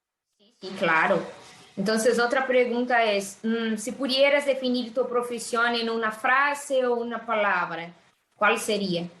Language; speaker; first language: Spanish; non-native, fluent; Portuguese